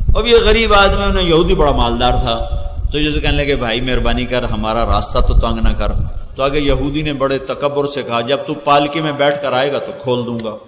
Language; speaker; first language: Urdu; non-native, local second language; Punjabi